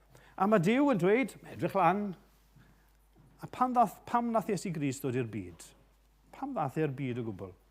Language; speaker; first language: Welsh; native; Welsh